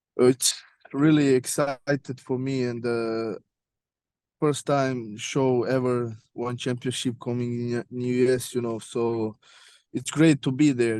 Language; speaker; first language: English; non-native, learner; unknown